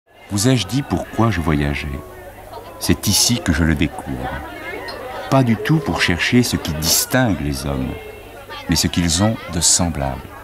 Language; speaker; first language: French; native; French